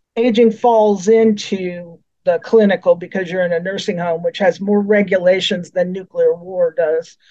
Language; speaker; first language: English; native; English